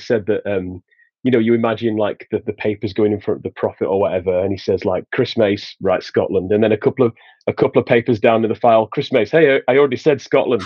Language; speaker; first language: English; native; English